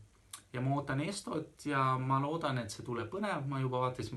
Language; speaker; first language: Estonian; early bilingual, heritage; Estonian